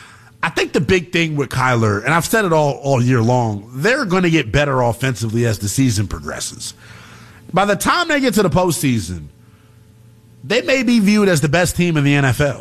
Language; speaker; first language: English; native; English